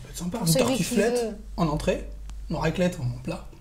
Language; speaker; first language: French; native; French